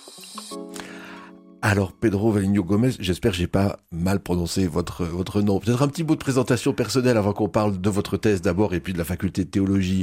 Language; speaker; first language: French; native; French